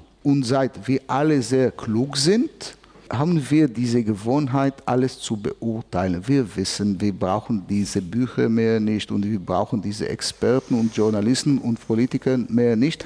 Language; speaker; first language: German; non-native, fluent; Hebrew